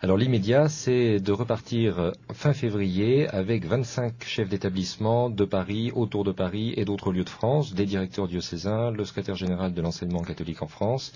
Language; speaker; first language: French; native; French